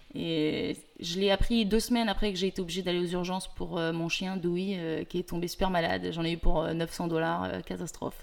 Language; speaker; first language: French; native; French